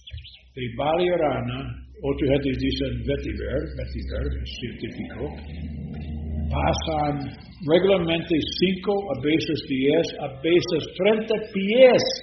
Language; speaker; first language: Spanish; non-native, learner; English